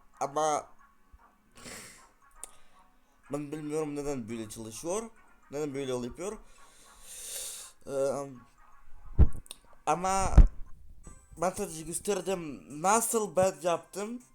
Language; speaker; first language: Turkish; non-native, learner; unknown